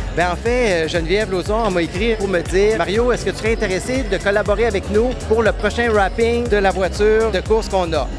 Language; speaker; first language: French; native; French